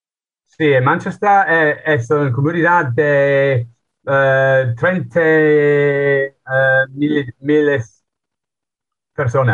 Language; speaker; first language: Spanish; non-native, learner; English